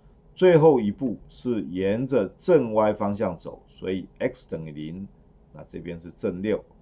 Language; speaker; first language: Chinese; native; Chinese